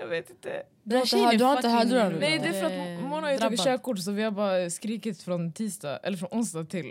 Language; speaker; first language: Swedish; early bilingual, other home language; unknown